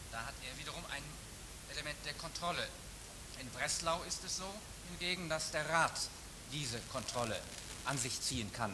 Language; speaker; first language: German; native; German